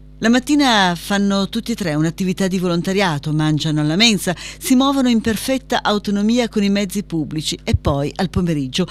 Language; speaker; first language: Italian; native; Italian